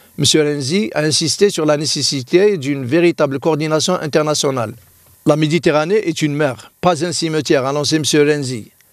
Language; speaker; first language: French; non-native, local second language; Arabic